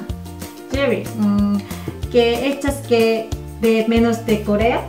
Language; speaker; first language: Spanish; non-native, learner; Korean